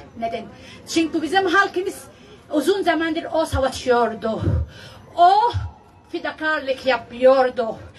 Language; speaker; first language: Turkish; non-native, learner; Arabic